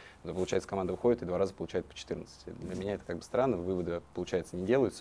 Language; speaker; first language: Russian; native; Russian